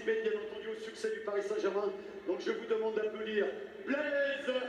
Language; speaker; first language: French; native; French